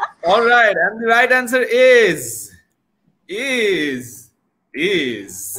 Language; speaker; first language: English; non-native, local second language; Bangla